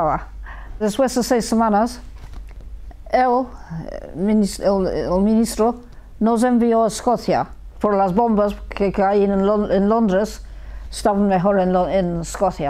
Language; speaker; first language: Spanish; early bilingual, heritage; Spanish